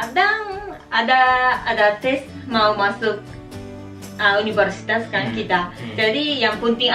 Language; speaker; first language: Indonesian; non-native, fluent; Japanese